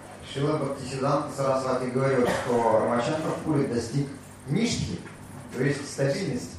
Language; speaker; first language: Russian; native; Russian